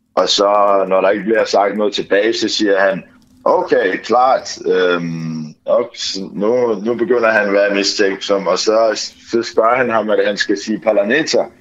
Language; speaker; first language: Danish; early bilingual, other home language; Ukrainian